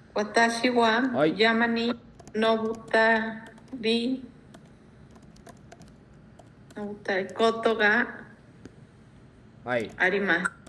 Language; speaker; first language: Japanese; non-native, learner; Spanish